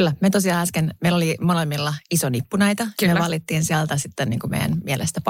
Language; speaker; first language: Finnish; native; Finnish